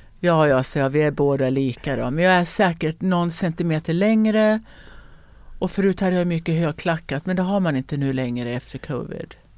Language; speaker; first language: Swedish; native; Swedish